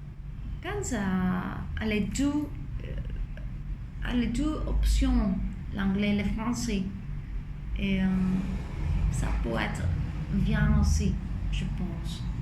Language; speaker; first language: French; non-native, fluent; Spanish